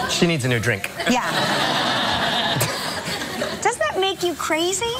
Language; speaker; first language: English; native; English